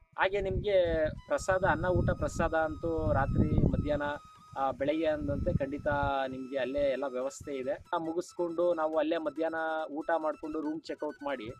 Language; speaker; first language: Kannada; native; Kannada